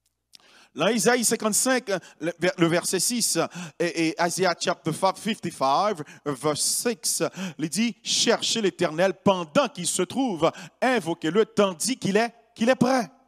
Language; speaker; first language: French; non-native, local second language; Haitian Creole